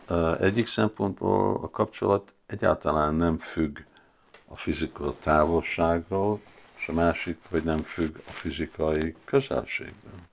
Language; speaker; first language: Hungarian; early bilingual, heritage; Hungarian